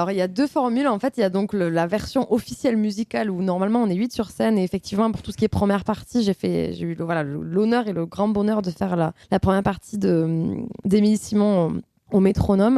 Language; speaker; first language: French; native; French